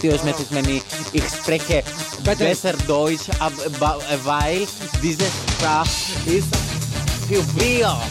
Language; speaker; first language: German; non-native, learner; Greek